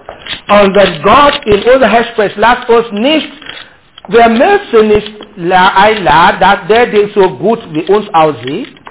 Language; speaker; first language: German; non-native, learner; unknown